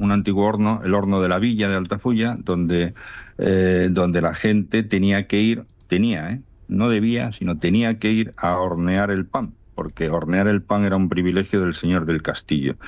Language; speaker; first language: Spanish; native; Spanish